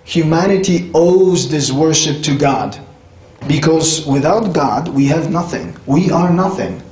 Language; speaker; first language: English; non-native, fluent; Polish